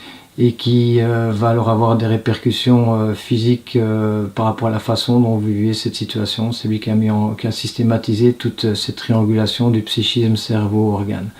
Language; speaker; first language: French; native; French